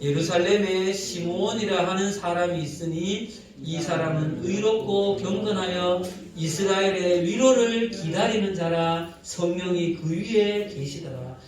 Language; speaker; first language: Korean; native; Korean